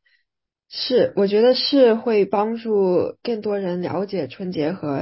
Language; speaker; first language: Chinese; early bilingual, other home language; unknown